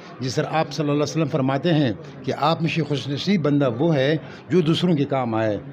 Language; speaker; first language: Urdu; non-native, local second language; Pashto